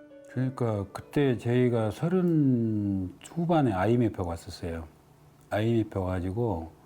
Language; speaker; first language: Korean; native; Korean